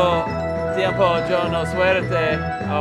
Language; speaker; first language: Spanish; non-native, learner; English